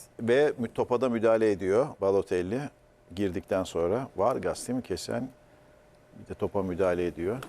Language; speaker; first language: Turkish; native; Turkish